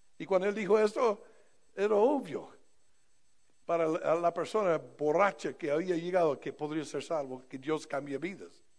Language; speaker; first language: Spanish; non-native, fluent; English